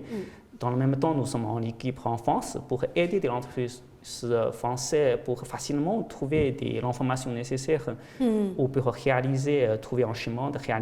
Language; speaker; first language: French; non-native, fluent; Chinese